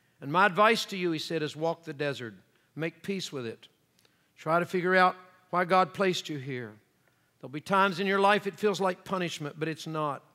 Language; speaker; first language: English; native; English